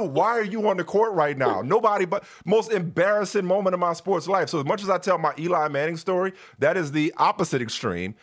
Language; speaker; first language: English; native; English